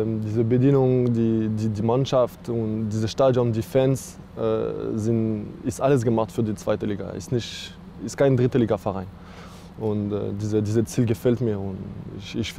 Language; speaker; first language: German; non-native, learner; French